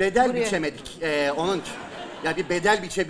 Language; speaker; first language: Turkish; native; Turkish